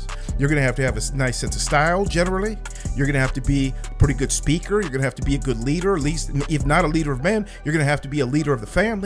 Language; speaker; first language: English; native; English